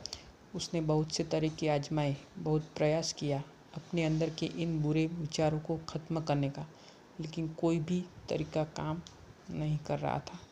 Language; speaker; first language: Hindi; native; Hindi